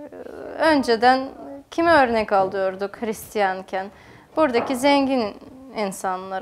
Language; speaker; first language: Turkish; non-native, fluent; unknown